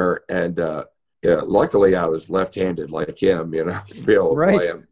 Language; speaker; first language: English; native; English